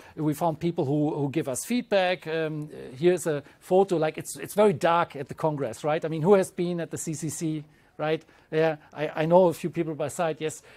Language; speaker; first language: English; non-native, fluent; German